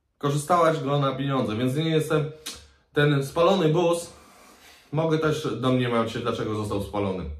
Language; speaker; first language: Polish; native; Polish